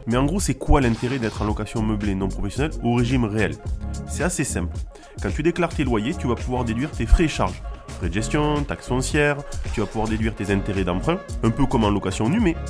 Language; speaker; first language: French; native; French